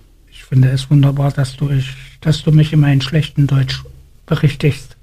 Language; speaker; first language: German; native; German